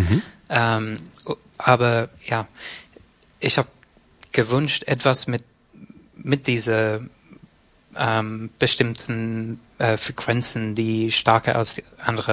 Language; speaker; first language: German; non-native, learner; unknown